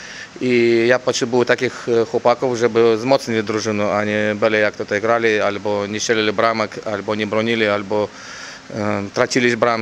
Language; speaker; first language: Polish; non-native, learner; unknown